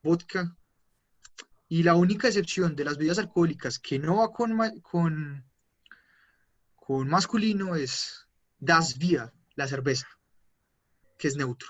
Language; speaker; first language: Spanish; native; Spanish